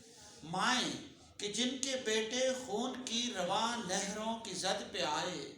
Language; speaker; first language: Urdu; native; Urdu